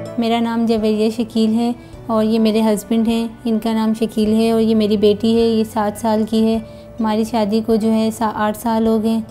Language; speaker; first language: Hindi; native; Hindi